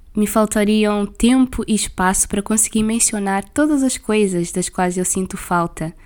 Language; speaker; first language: Portuguese; non-native, local second language; Kabuverdianu